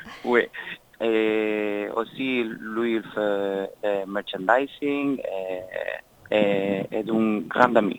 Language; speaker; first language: French; non-native, learner; Spanish